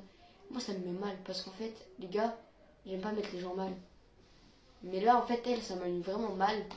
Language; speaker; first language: French; native; French